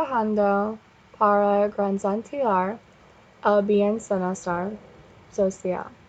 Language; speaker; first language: Spanish; non-native, learner; English